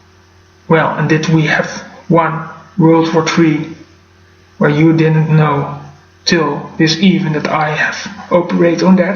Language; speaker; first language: English; non-native, fluent; Dutch